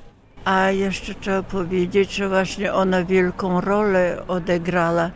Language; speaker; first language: Polish; non-native, local second language; Ukrainian